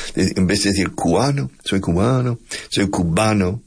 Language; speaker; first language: Spanish; non-native, fluent; English